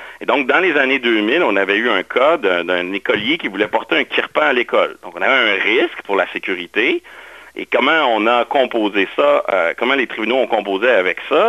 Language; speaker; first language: French; native; French